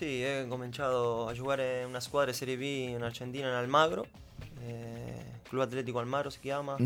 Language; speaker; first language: Italian; non-native, learner; Spanish